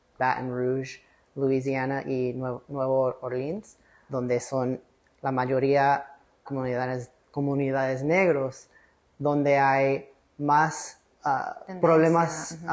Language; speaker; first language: Spanish; early bilingual, heritage; English